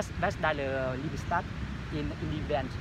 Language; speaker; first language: German; non-native, learner; Vietnamese